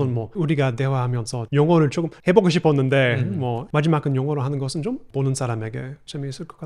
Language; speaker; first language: Korean; non-native, fluent; English